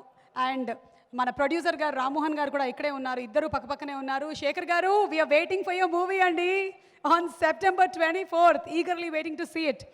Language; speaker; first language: Telugu; native; Telugu